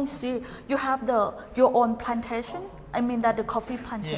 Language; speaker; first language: English; non-native, fluent; Thai